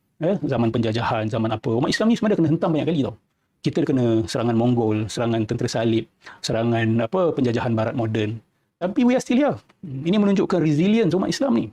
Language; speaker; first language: Malay; native; Malay